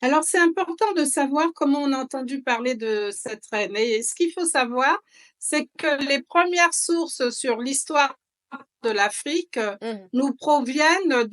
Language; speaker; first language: French; native; French